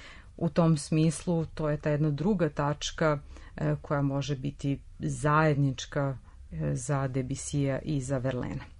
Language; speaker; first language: Serbian; native; Serbian